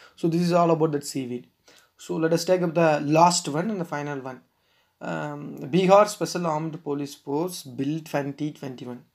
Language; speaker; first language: English; non-native, local second language; Tamil